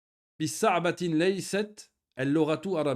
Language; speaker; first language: Arabic; non-native, fluent; French